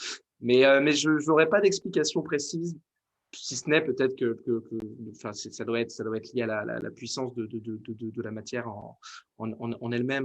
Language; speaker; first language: French; native; French